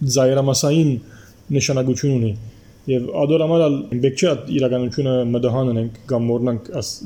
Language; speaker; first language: Armenian; early bilingual, heritage; Armenian